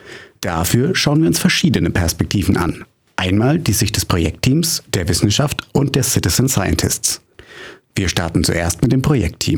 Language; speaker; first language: German; native; German